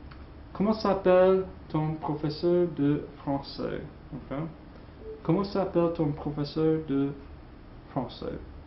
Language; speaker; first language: French; non-native, fluent; English